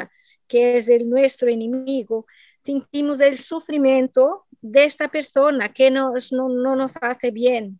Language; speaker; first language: Spanish; non-native, learner; Portuguese